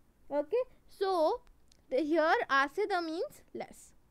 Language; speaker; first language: English; non-native, local second language; Hindi